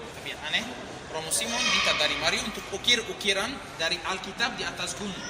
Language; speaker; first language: Indonesian; non-native, fluent; Arabic